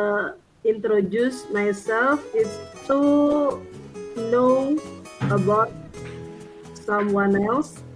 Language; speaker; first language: English; non-native, learner; Indonesian